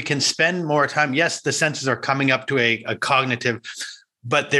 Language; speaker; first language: English; native; English